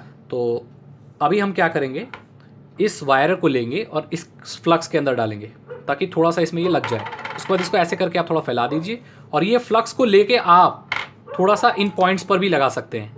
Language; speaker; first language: Hindi; native; Hindi